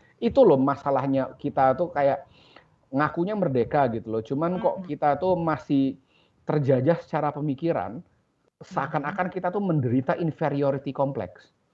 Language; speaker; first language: Indonesian; native; Indonesian